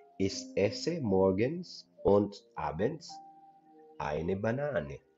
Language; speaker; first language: German; non-native, learner; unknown